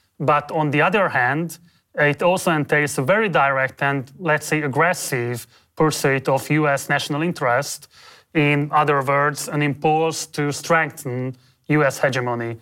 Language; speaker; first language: English; non-native, fluent; Hungarian